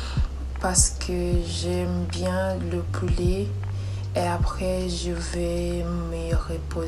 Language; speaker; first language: French; non-native, learner; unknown